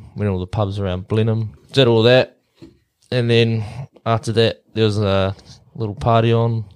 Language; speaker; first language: English; native; English